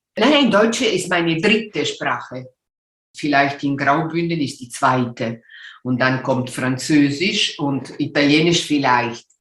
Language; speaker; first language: German; non-native, local second language; Italian